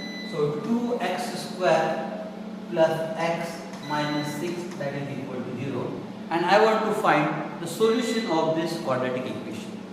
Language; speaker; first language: English; non-native, local second language; Marathi